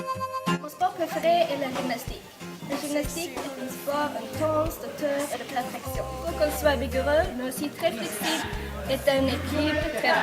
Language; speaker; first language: French; non-native, learner; Swedish